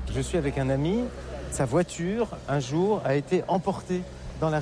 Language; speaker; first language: French; native; French